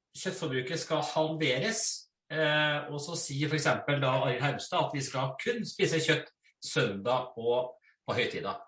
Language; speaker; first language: Norwegian; native; Norwegian